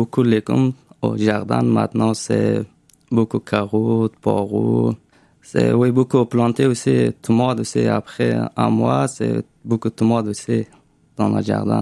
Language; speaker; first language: French; non-native, learner; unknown